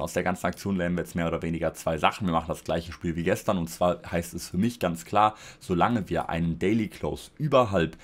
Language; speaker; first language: German; native; German